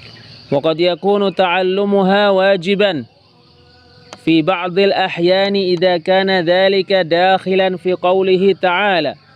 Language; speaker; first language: Arabic; non-native, fluent; Indonesian